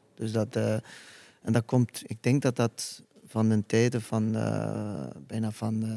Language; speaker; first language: Dutch; non-native, fluent; Icelandic